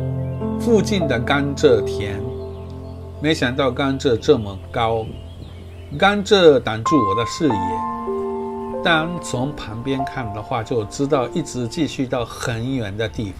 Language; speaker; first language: Chinese; non-native, fluent; Japanese